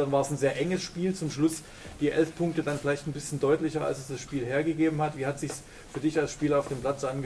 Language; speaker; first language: German; native; German